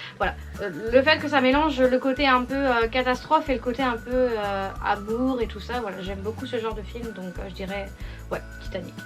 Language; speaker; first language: French; native; French